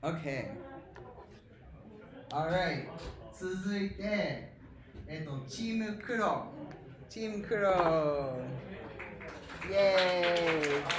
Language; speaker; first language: Japanese; non-native, fluent; English